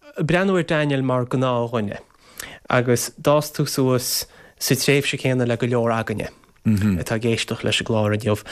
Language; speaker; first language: Irish; native; Irish